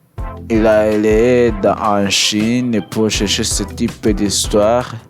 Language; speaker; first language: French; non-native, learner; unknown